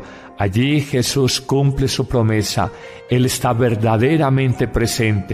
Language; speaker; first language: Spanish; native; Spanish